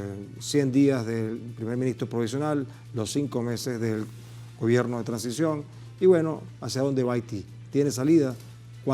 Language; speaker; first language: Spanish; native; Spanish